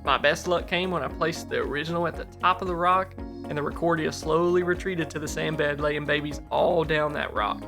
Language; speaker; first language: English; native; English